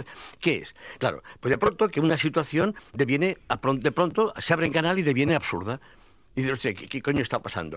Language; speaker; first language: Spanish; native; Spanish